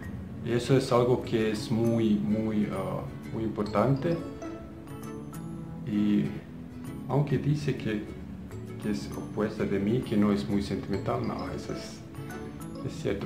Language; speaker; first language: Spanish; non-native, fluent; Bosnian